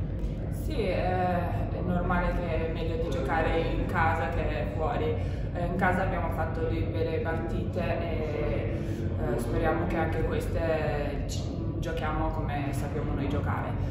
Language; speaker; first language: Italian; non-native, fluent; Albanian